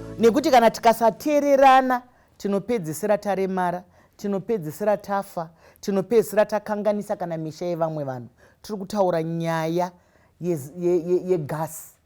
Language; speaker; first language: Shona; native; Shona